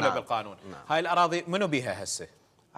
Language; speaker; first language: Arabic; native; Arabic